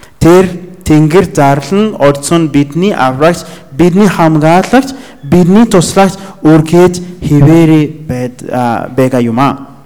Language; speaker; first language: Mongolian; non-native, fluent; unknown